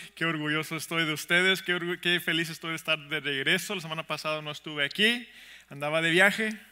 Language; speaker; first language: Spanish; early bilingual, heritage; Spanish